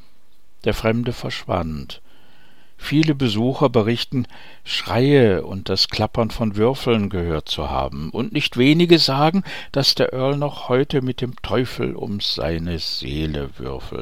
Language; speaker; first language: German; native; German